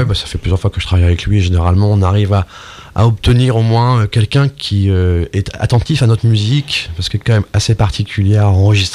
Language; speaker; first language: French; native; French